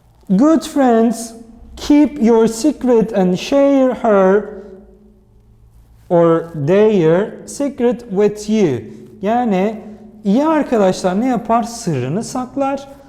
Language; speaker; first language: English; non-native, fluent; Turkish